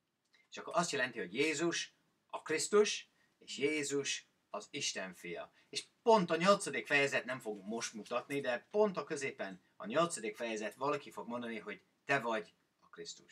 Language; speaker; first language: Hungarian; non-native, learner; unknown